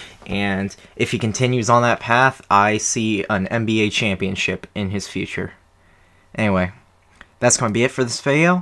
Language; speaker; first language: English; native; English